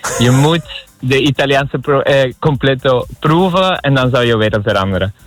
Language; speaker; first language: Dutch; early bilingual, other home language; Spanish